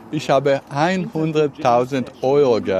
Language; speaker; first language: German; non-native, learner; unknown